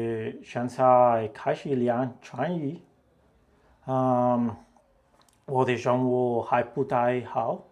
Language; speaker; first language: Chinese; non-native, learner; Spanish